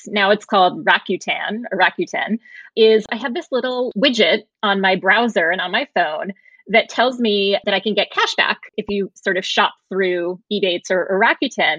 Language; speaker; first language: English; native; English